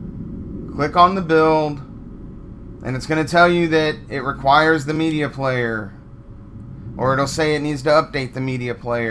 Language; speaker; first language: English; native; English